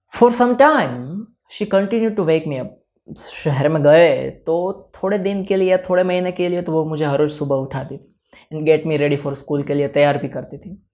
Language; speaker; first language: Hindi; non-native, local second language; Gujarati